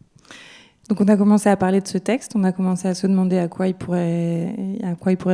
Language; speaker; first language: French; native; French